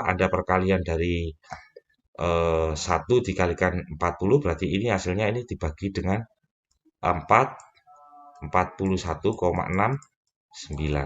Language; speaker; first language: Indonesian; native; Indonesian